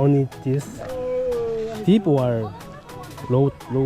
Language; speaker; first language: English; non-native, learner; Korean